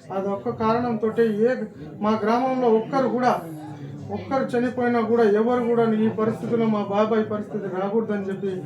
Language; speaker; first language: Telugu; native; Telugu